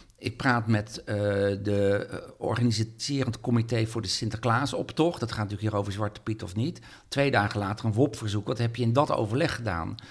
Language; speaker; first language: Dutch; native; Dutch